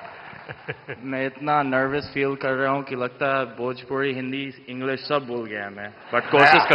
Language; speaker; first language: Hindi; non-native, fluent; English